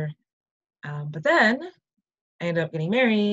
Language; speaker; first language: English; native; English